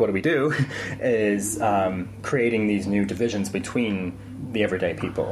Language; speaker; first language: English; native; English